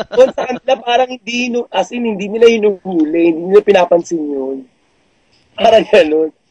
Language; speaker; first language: Filipino; native; Filipino